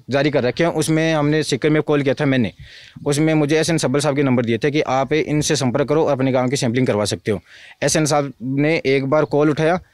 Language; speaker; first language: Hindi; native; Hindi